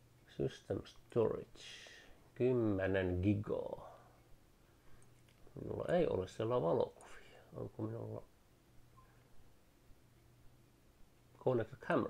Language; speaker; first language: Finnish; native; Finnish